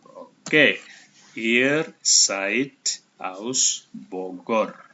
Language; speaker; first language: German; non-native, fluent; Indonesian